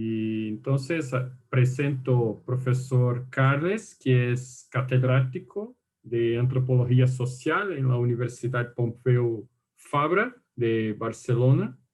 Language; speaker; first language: Spanish; non-native, fluent; Portuguese